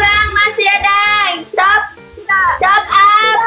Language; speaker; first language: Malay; non-native, learner; Vietnamese